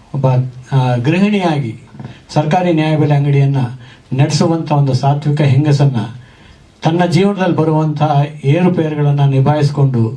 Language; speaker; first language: Kannada; native; Kannada